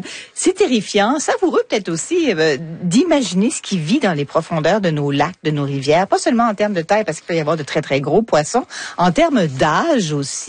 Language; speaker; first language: French; native; French